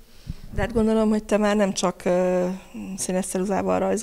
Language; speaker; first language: Hungarian; native; Hungarian